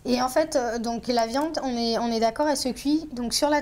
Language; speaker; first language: French; native; French